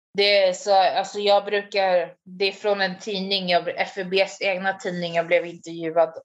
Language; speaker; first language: Swedish; native; Swedish